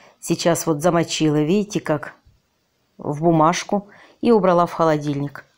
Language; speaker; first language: Russian; native; Russian